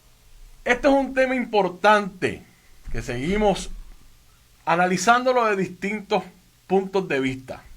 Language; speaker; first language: Spanish; native; Spanish